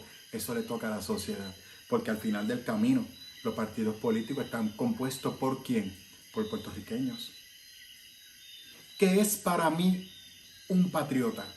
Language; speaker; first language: Spanish; native; Spanish